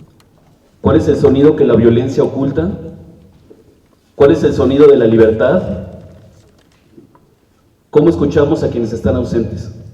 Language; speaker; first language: Spanish; native; Spanish